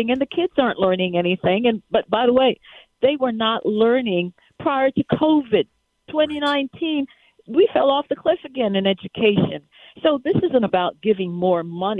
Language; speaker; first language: English; native; English